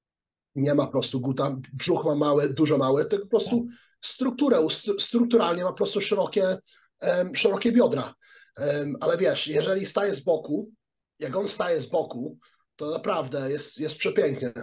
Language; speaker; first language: Polish; early bilingual, heritage; Polish